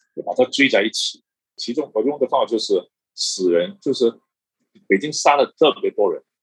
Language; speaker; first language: Chinese; non-native, local second language; Cantonese